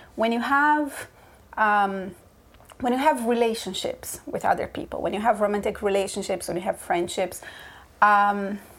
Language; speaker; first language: English; early bilingual, other home language; Portuguese